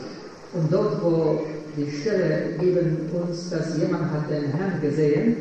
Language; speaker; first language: German; non-native, fluent; Polish